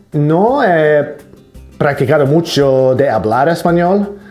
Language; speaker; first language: Spanish; non-native, learner; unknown